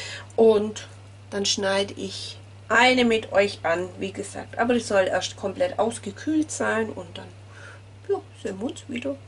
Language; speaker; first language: German; native; German